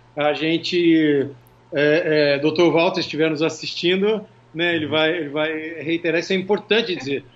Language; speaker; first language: Portuguese; native; Portuguese